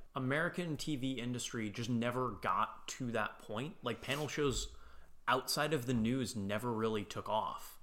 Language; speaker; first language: English; native; English